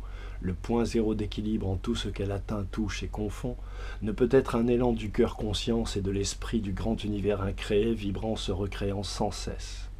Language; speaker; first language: French; native; French